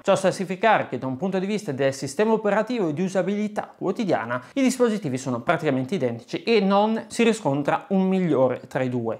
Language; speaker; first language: Italian; native; Italian